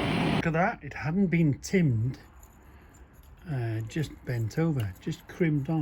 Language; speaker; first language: English; native; English